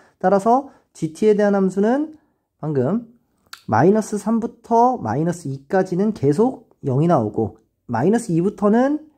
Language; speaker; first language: Korean; native; Korean